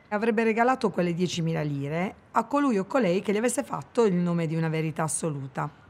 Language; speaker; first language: Italian; native; Italian